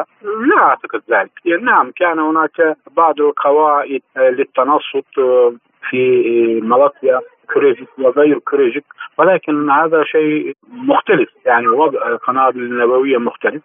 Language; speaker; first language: Arabic; non-native, fluent; Turkish